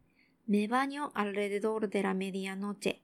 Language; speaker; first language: Spanish; non-native, learner; Japanese